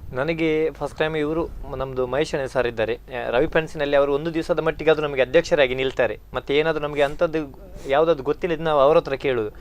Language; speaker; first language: Kannada; non-native, local second language; Tulu